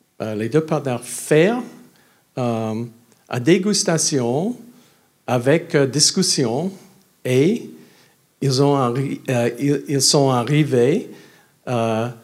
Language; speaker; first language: French; non-native, learner; English